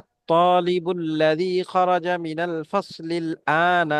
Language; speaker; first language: Arabic; non-native, fluent; Bangla